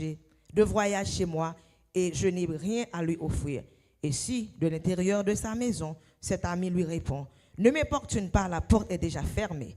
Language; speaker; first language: French; non-native, local second language; Haitian Creole